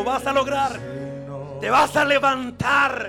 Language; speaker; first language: Spanish; native; Spanish